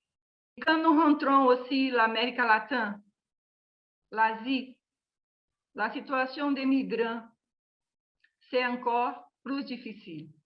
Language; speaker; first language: French; non-native, learner; Portuguese